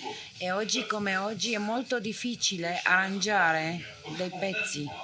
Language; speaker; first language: Italian; non-native, fluent; Romanian